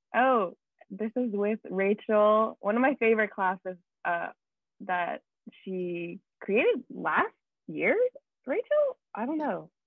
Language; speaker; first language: English; native; English